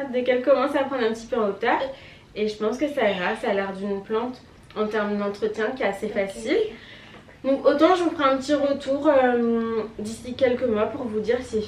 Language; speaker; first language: French; native; French